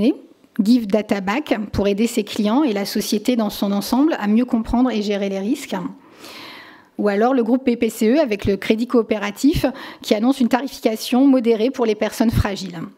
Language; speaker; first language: French; native; French